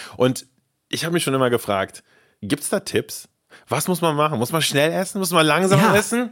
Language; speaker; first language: German; early bilingual, other home language; Russian